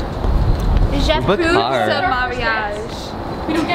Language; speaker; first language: French; non-native, learner; English